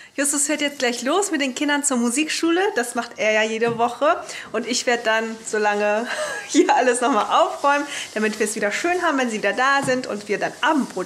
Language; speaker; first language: German; native; German